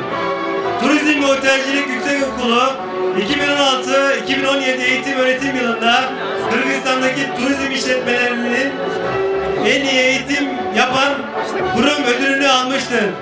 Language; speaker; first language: Turkish; native; Turkish